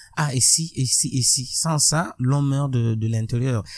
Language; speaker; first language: French; non-native, local second language; Mossi